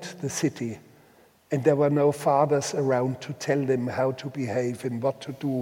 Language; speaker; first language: English; non-native, fluent; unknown